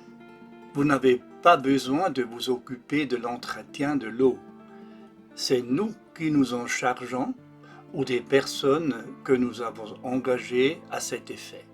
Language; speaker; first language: French; non-native, local second language; German